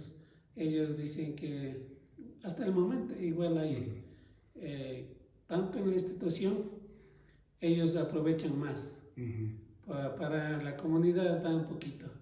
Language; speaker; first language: Spanish; non-native, local second language; Quechua